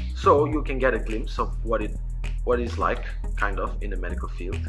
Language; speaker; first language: English; non-native, local second language; Malay